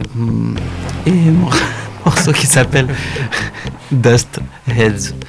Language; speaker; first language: French; native; French